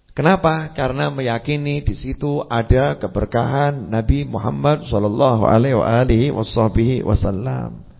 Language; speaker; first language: Indonesian; native; Indonesian